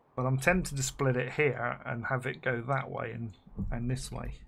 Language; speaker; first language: English; native; English